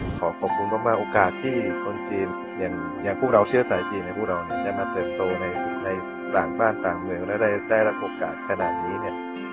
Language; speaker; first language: Thai; native; Thai